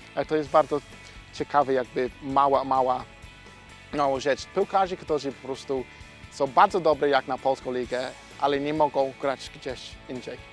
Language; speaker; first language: Polish; non-native, fluent; English